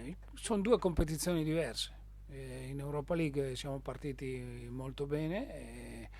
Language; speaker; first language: Italian; native; Italian